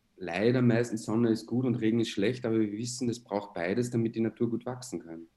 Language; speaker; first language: German; native; German